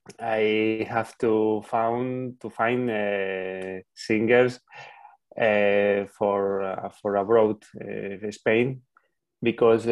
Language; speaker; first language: English; non-native, learner; Spanish